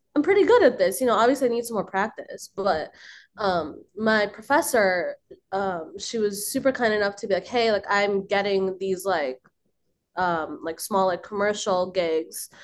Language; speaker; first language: English; early bilingual, other home language; Filipino